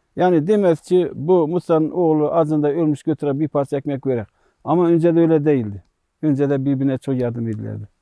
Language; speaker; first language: Turkish; native; Turkish